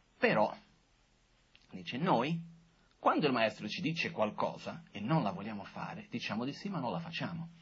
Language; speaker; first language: Italian; non-native, fluent; Portuguese